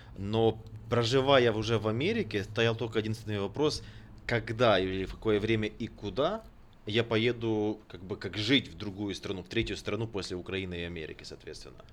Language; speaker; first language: Russian; native; Russian